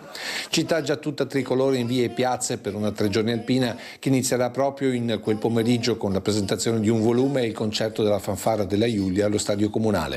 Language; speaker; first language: Italian; native; Italian